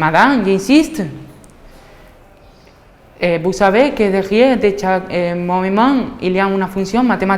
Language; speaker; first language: French; non-native, learner; Spanish